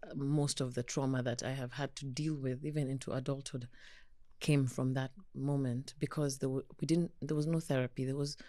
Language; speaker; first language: English; non-native, local second language; Kikuyu